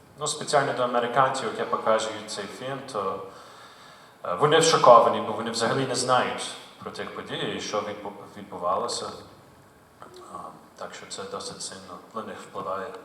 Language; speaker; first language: Ukrainian; early bilingual, heritage; Ukrainian